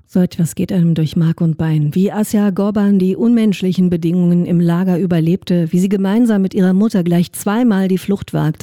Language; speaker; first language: German; native; German